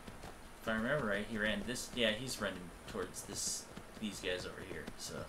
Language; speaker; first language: English; native; English